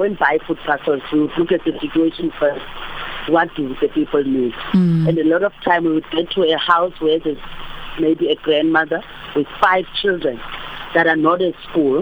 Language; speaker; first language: English; non-native, local second language; Afrikaans